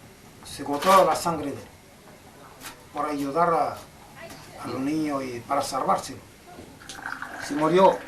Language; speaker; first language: Spanish; non-native, fluent; Arabic